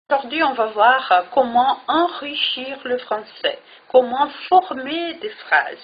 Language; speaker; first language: French; non-native, fluent; Portuguese